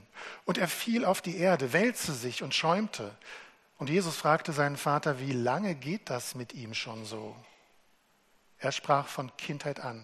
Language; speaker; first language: German; native; German